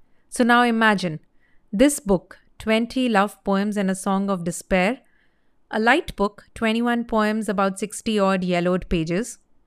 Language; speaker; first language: English; non-native, local second language; Hindi